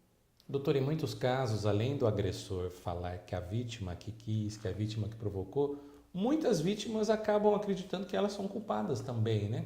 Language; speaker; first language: Portuguese; native; Portuguese